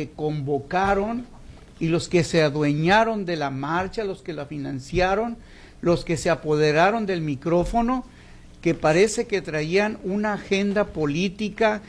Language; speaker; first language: Spanish; native; Spanish